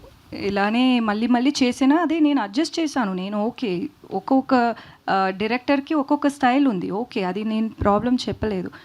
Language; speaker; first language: Telugu; non-native, learner; Tamil